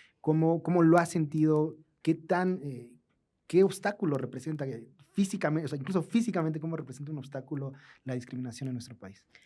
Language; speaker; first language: Spanish; native; Spanish